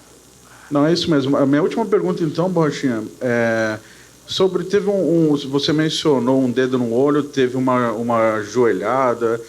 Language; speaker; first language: Portuguese; native; Portuguese